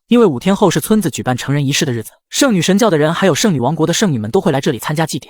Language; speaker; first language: Chinese; native; Chinese